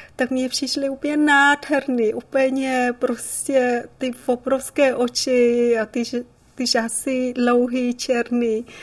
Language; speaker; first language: Czech; non-native, fluent; Vietnamese